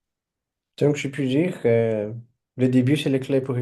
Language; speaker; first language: French; non-native, fluent; Portuguese